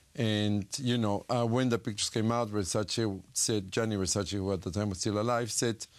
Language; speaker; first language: English; non-native, fluent; Spanish